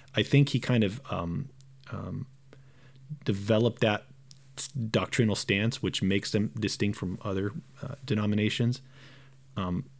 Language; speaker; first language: English; early bilingual, other home language; Romanian